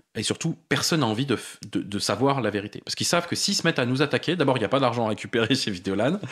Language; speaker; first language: French; native; French